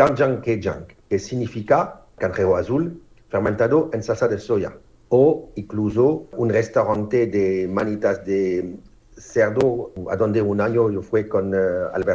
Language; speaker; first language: Spanish; non-native, learner; French